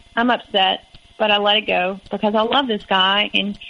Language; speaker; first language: English; native; English